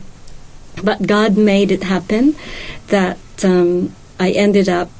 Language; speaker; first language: English; non-native, local second language; Hiligaynon